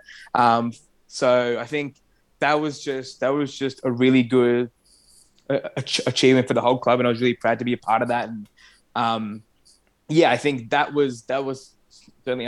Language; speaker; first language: English; non-native, local second language; Arabic